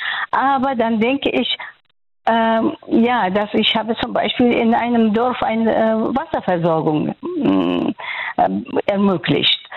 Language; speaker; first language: German; non-native, fluent; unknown